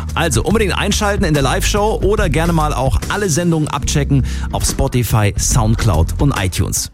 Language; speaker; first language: German; native; German